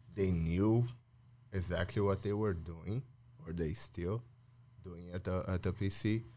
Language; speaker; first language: English; non-native, fluent; Portuguese